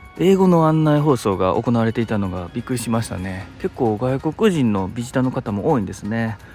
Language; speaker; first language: Japanese; native; Japanese